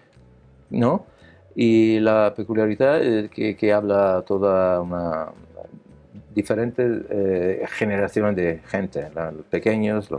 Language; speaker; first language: Spanish; non-native, learner; Italian